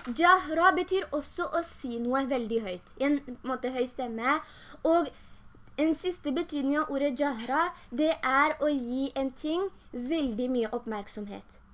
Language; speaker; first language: Norwegian; early bilingual, other home language; Urdu